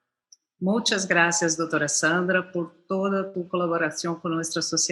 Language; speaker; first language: Spanish; non-native, fluent; Portuguese